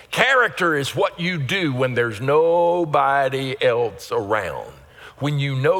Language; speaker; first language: English; native; English